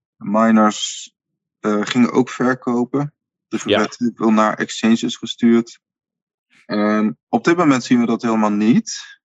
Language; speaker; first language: Dutch; native; Dutch